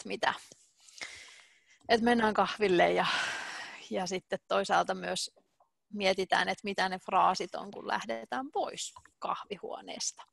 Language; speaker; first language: Finnish; native; Finnish